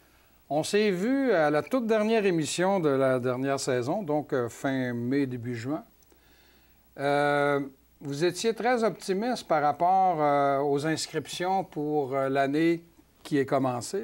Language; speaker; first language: French; native; French